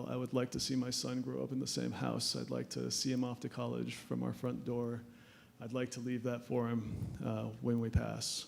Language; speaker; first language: English; native; English